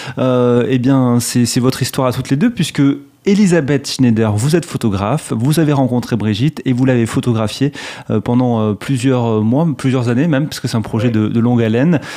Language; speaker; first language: French; native; French